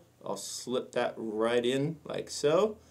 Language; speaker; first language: English; native; English